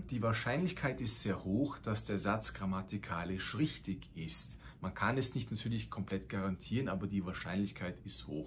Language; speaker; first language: German; non-native, fluent; Spanish